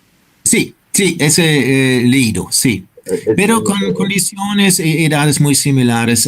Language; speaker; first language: Spanish; non-native, fluent; German